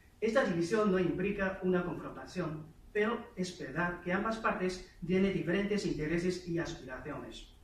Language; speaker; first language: Spanish; non-native, fluent; Chinese